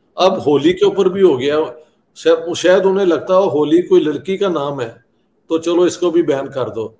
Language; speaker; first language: Urdu; non-native, local second language; Punjabi